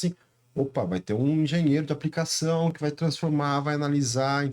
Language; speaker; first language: Portuguese; native; Portuguese